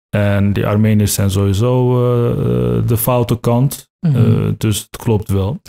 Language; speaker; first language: Dutch; early bilingual, other home language; Turkish